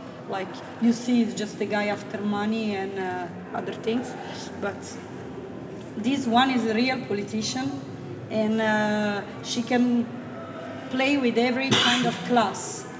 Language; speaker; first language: English; non-native, fluent; Italian